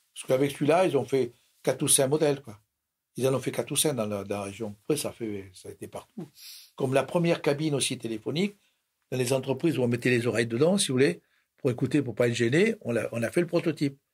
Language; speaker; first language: French; native; French